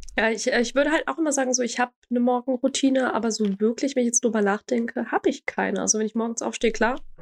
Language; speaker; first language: German; early bilingual, other home language; Croatian